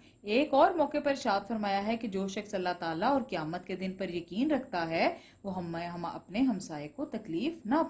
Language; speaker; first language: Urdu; non-native, local second language; Punjabi